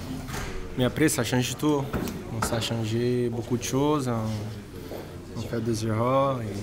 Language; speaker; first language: French; non-native, learner; Portuguese